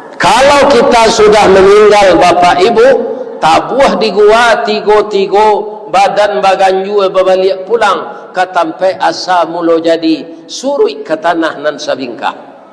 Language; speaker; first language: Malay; non-native, local second language; Minangkabau